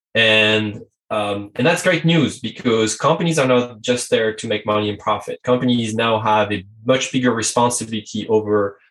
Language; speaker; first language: English; non-native, fluent; French